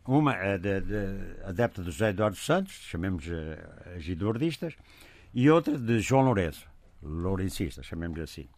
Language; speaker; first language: Portuguese; native; Portuguese